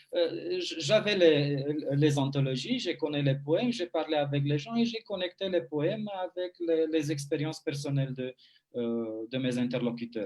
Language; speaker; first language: French; non-native, fluent; Romanian